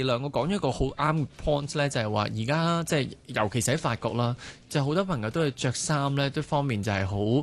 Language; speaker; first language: Cantonese; native; Cantonese